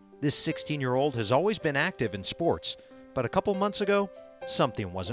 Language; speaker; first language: English; native; English